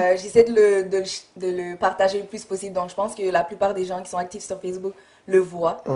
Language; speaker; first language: French; early bilingual, other home language; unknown